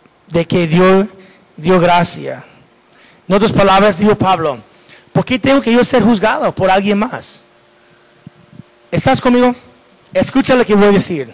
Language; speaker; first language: Spanish; non-native, fluent; English